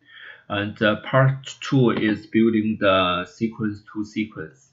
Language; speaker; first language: English; non-native, learner; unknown